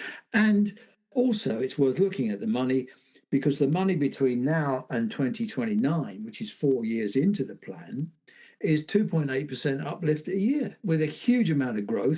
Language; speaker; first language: English; native; English